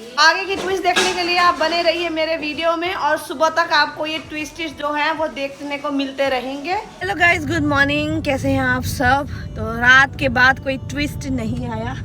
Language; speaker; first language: Hindi; early bilingual, other home language; Nepali